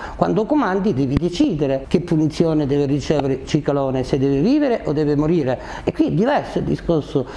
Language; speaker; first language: Italian; native; Italian